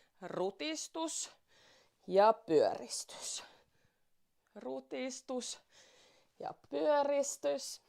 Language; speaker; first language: Finnish; native; Finnish